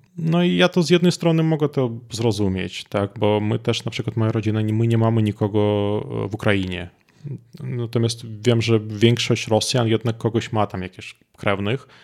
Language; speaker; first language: Polish; non-native, fluent; Russian